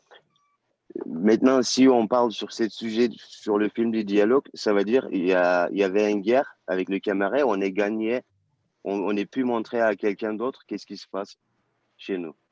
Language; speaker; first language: French; non-native, learner; Turkish